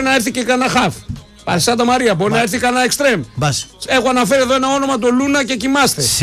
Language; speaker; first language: Greek; native; Greek